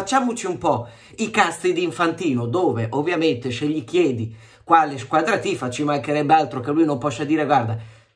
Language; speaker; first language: Italian; native; Italian